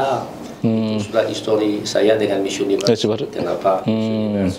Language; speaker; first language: Indonesian; non-native, learner; Italian